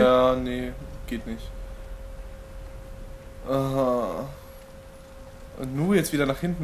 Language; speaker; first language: German; native; German